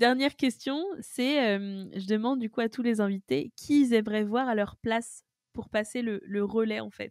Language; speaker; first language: French; native; French